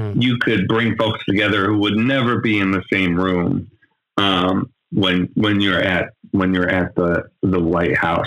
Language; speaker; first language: English; native; English